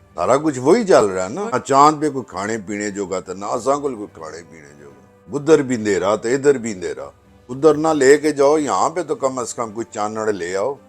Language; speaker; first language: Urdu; non-native, local second language; Pahari-Potwari